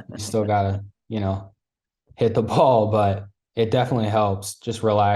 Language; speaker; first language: English; native; English